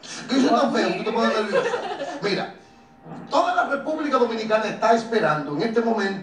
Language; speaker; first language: Spanish; native; Spanish